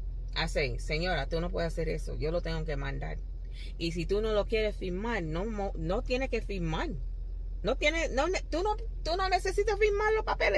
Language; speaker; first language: Spanish; early bilingual, heritage; English